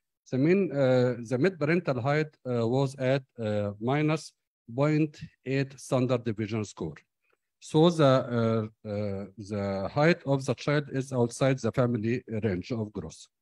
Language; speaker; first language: English; non-native, fluent; Arabic